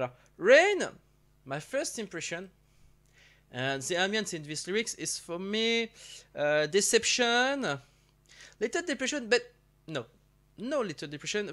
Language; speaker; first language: English; non-native, learner; French